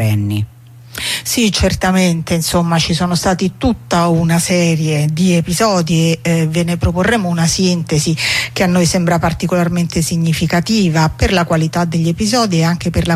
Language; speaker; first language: Italian; native; Italian